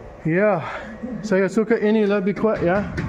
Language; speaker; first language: Indonesian; non-native, learner; English